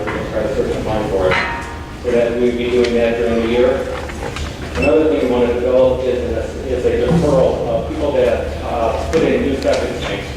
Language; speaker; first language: English; native; English